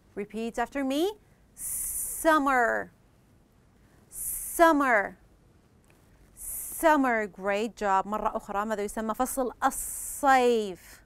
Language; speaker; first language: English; non-native, fluent; Arabic